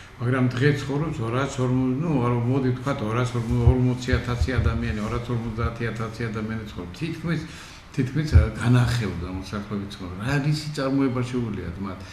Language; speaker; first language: Georgian; native; Georgian